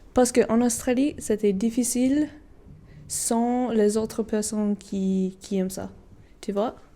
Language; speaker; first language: French; non-native, learner; English